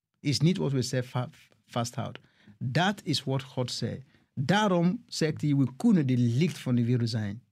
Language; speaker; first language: Dutch; non-native, fluent; English